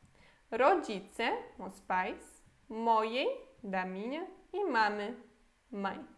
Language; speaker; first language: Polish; non-native, fluent; Portuguese